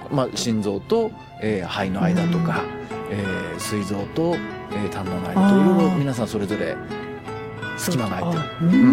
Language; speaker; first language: Japanese; native; Japanese